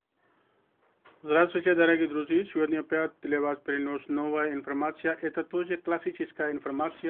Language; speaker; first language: Russian; non-native, learner; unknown